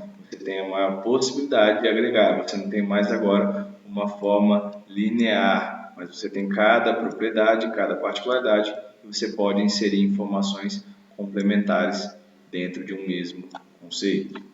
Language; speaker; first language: Portuguese; native; Portuguese